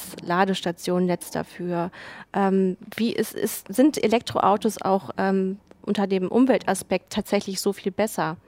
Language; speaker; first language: German; native; German